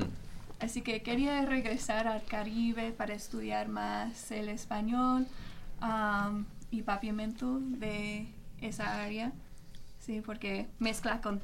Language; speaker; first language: Spanish; non-native, fluent; English